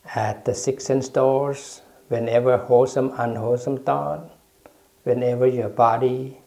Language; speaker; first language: English; non-native, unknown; Thai